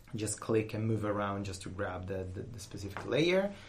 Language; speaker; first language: English; non-native, fluent; Italian